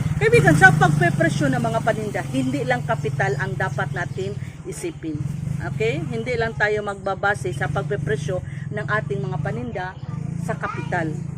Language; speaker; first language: Filipino; non-native, local second language; Cebuano